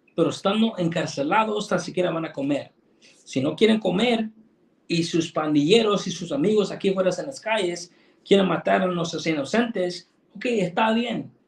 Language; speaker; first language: Spanish; early bilingual, heritage; Spanish